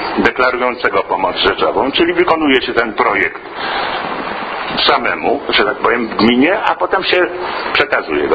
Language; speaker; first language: Polish; native; Polish